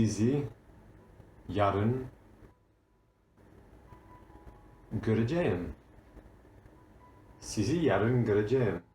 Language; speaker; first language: Turkish; non-native, learner; English